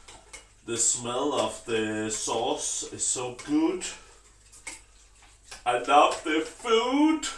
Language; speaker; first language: English; non-native, learner; Danish